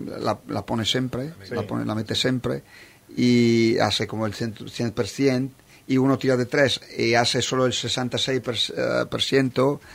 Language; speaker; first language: Spanish; non-native, fluent; Italian